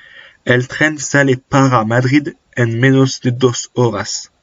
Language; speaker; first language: Spanish; non-native, learner; French